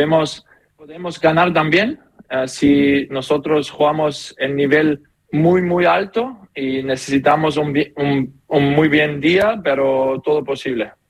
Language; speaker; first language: Spanish; non-native, learner; German